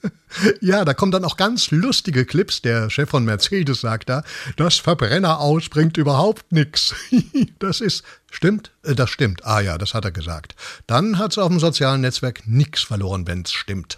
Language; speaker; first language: German; native; German